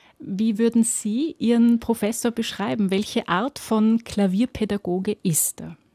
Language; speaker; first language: German; native; German